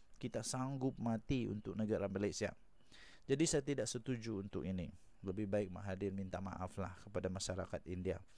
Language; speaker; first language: Malay; non-native, local second language; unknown